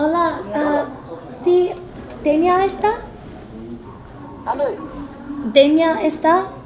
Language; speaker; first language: Spanish; non-native, learner; English